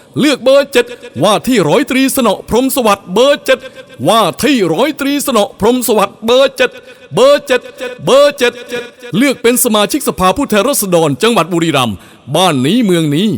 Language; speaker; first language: Thai; native; Thai